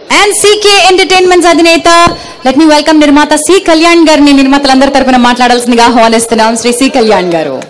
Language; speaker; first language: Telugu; native; Telugu